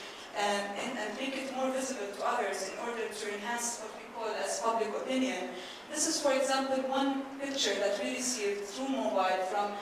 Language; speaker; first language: English; non-native, fluent; Arabic